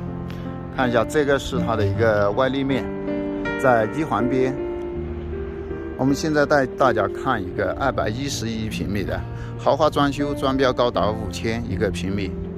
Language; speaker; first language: Chinese; native; Chinese